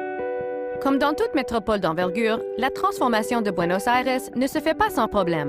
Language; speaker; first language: French; native; French